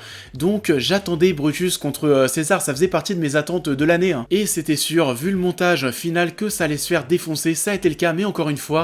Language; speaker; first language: French; native; French